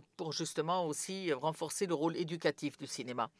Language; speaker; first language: French; non-native, fluent; Serbian